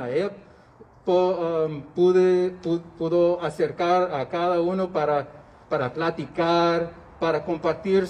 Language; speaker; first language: Spanish; non-native, learner; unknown